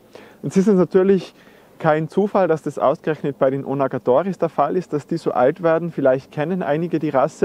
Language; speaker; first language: German; native; German